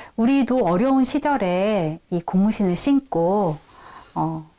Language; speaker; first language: Korean; native; Korean